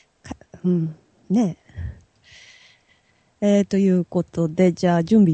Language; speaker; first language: Japanese; native; Japanese